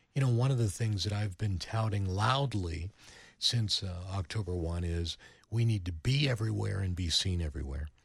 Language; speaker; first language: English; native; English